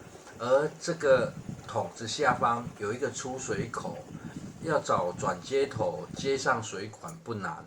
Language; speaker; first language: Chinese; native; Chinese